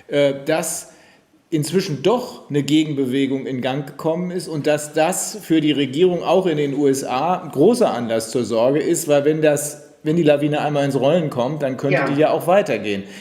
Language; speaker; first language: German; native; German